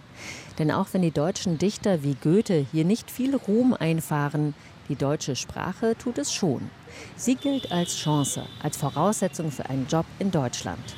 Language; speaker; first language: German; native; German